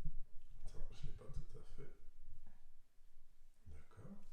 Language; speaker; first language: French; native; French